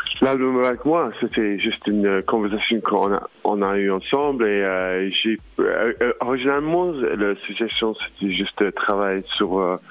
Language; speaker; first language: French; non-native, learner; English